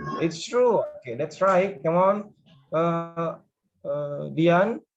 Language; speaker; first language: English; non-native, learner; Indonesian